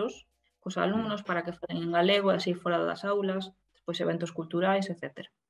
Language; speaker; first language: Galician; non-native, local second language; Spanish